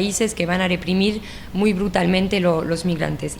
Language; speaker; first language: Spanish; non-native, fluent; French